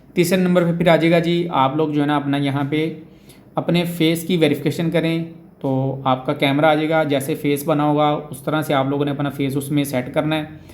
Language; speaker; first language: Urdu; non-native, local second language; Punjabi